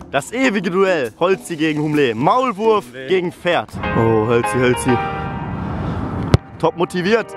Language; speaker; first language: German; native; German